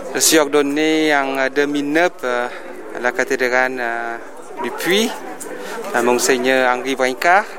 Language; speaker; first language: French; non-native, fluent; Vietnamese